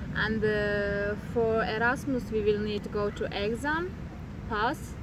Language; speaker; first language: English; non-native, learner; Turkmen